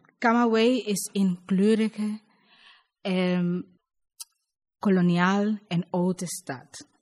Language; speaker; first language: Dutch; non-native, learner; Spanish